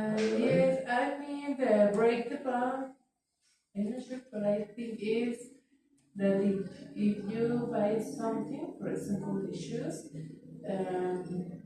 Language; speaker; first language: English; non-native, learner; Spanish